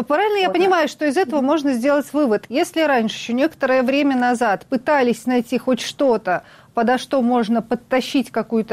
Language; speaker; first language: Russian; native; Russian